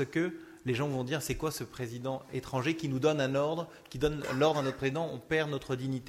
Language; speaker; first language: French; native; French